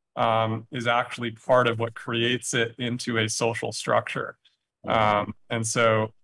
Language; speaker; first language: English; native; English